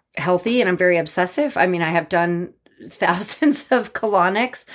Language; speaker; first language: English; native; English